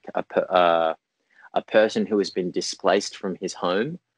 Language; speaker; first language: English; native; English